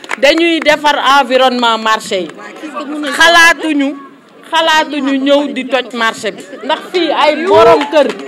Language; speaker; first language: Wolof; native; Wolof